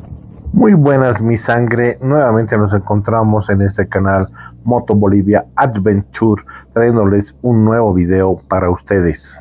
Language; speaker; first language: Spanish; native; Spanish